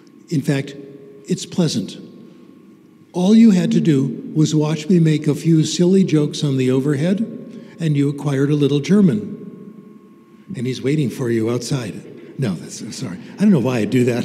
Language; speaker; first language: English; native; English